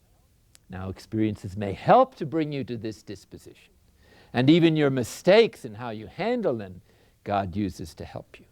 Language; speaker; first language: English; native; English